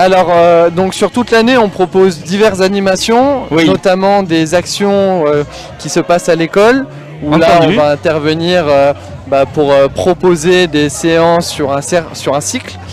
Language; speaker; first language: French; native; French